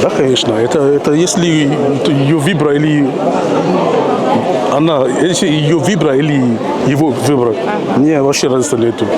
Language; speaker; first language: Russian; non-native, learner; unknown